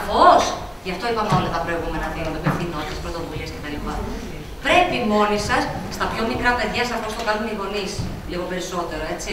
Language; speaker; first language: Greek; native; Greek